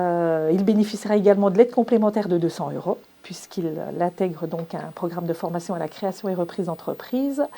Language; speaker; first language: French; native; French